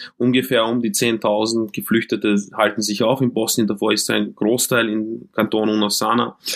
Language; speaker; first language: German; early bilingual, other home language; Croatian